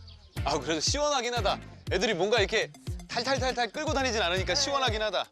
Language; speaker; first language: Korean; native; Korean